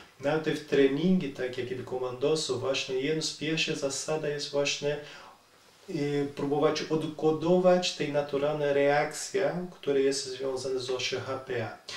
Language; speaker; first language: Polish; non-native, learner; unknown